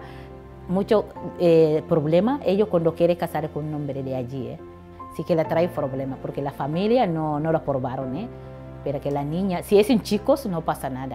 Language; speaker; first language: Spanish; non-native, learner; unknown